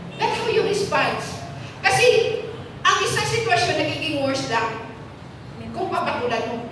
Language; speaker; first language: Filipino; non-native, local second language; Hiligaynon